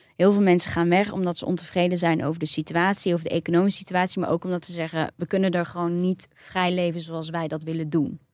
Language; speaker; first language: Dutch; early bilingual, other home language; Turkish